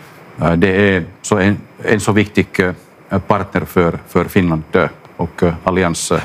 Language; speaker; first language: Swedish; non-native, local second language; Finnish